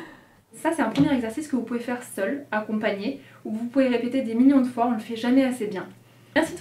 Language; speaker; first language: French; native; French